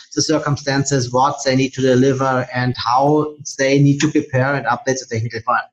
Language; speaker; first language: English; non-native, fluent; German